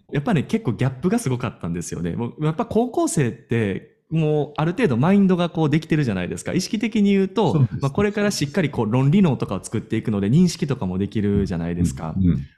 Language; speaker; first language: Japanese; native; Japanese